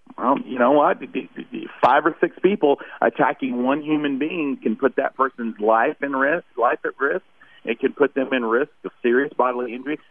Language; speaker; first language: English; native; English